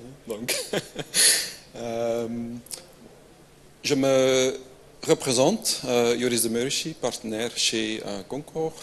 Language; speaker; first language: French; non-native, local second language; Dutch